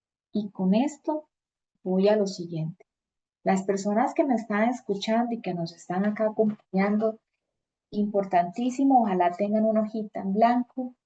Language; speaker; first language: Spanish; native; Spanish